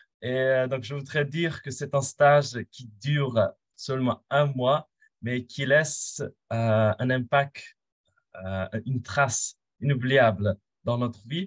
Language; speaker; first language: French; non-native, fluent; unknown